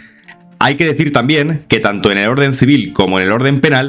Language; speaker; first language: Spanish; native; Spanish